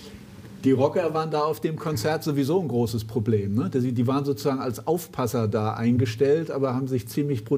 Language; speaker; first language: German; native; German